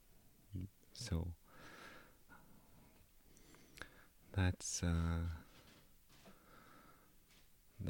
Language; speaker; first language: English; native; English